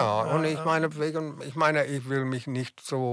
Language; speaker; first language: German; non-native, fluent; English